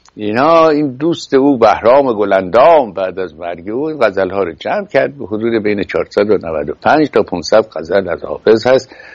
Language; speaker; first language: Persian; native; Persian